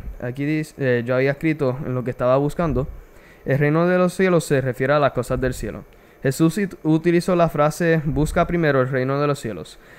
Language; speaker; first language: Spanish; early bilingual, heritage; Spanish